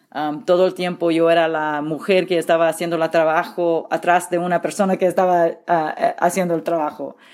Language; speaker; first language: Spanish; early bilingual, heritage; Spanish